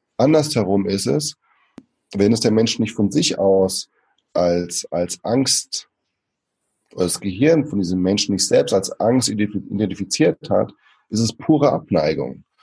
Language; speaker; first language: German; early bilingual, other home language; Portuguese